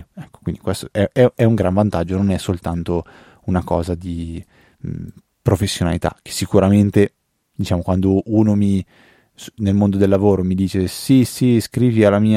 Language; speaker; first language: Italian; native; Italian